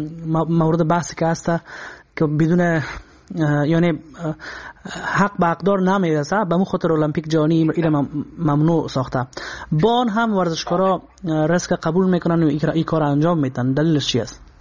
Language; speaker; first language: Persian; native; Persian